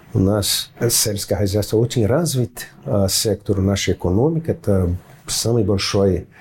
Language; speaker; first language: Russian; non-native, fluent; Portuguese